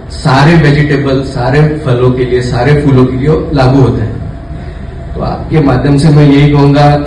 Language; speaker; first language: Hindi; non-native, local second language; Marathi